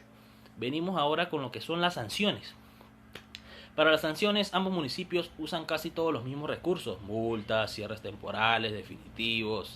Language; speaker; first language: Spanish; native; Spanish